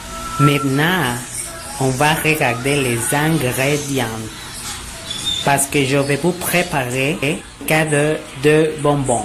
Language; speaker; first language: French; non-native, learner; Spanish